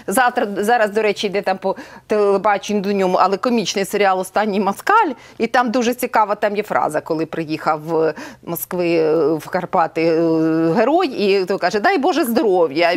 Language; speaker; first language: Ukrainian; native; Ukrainian